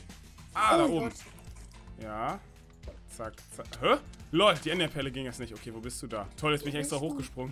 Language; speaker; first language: German; native; German